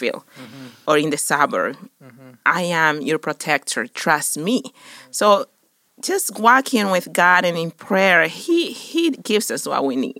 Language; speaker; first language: English; non-native, fluent; Spanish